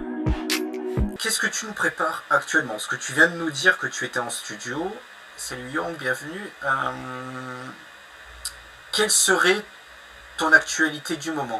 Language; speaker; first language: French; native; French